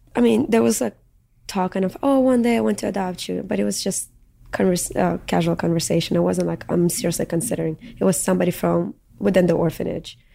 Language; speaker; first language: English; early bilingual, other home language; Russian